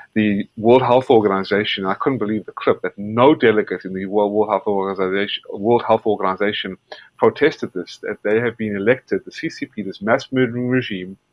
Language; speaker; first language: English; native; English